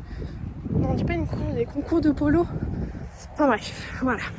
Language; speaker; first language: French; native; French